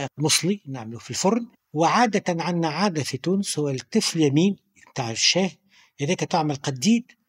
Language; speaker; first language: Arabic; native; Arabic